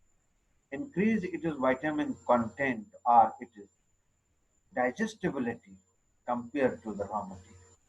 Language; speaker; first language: English; non-native, local second language; Urdu